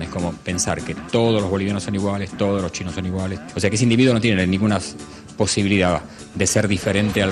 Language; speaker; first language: Spanish; native; Spanish